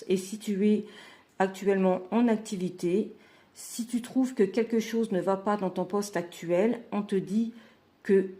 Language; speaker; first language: French; native; French